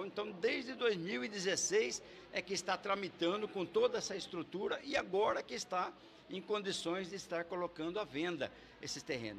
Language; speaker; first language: Portuguese; native; Portuguese